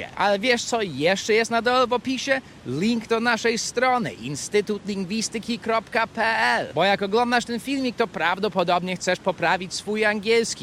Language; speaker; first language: Polish; non-native, fluent; English